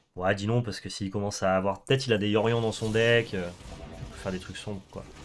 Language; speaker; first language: French; native; French